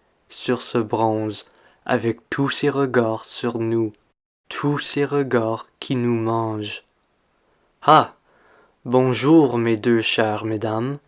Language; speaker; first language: French; non-native, fluent; English